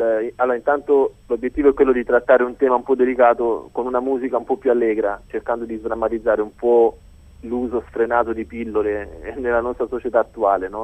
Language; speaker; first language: Italian; native; Italian